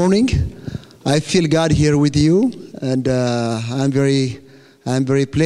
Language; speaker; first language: English; non-native, fluent; Amharic